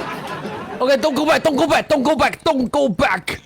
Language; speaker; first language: English; non-native, fluent; Chinese